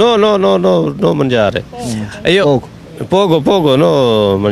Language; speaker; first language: Italian; non-native, learner; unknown